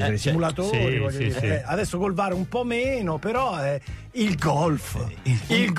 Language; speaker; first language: Italian; native; Italian